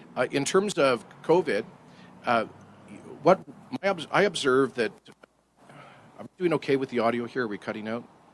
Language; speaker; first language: English; native; English